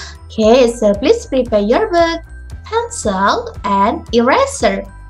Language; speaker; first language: English; non-native, fluent; Indonesian